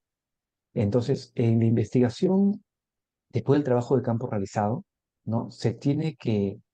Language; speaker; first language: Spanish; native; Spanish